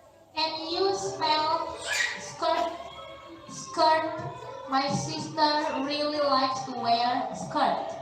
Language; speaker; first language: English; non-native, fluent; Indonesian